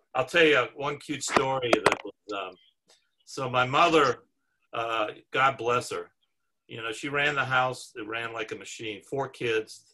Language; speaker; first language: English; native; English